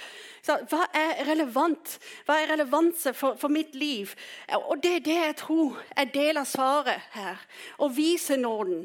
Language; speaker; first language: Norwegian; non-native, fluent; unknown